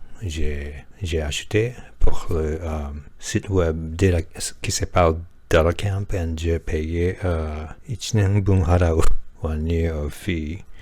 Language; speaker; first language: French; non-native, learner; Japanese